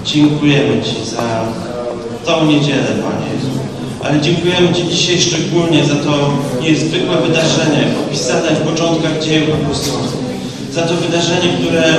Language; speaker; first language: Polish; native; Polish